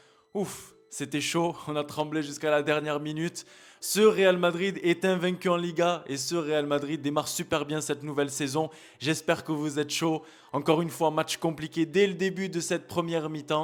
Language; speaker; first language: French; native; French